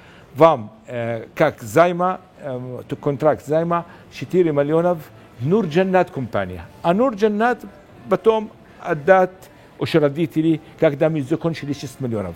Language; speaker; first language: Russian; non-native, learner; Arabic